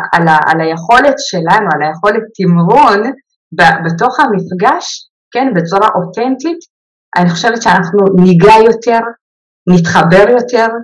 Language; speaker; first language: Hebrew; early bilingual, other home language; Amharic